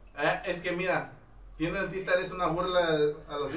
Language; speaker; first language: Spanish; native; Spanish